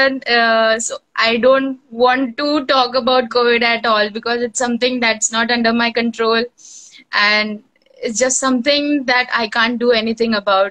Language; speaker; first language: English; non-native, local second language; Bangla